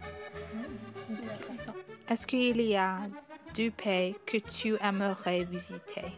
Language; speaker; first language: French; non-native, learner; Spanish